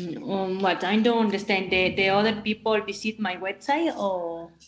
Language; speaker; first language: English; non-native, learner; Spanish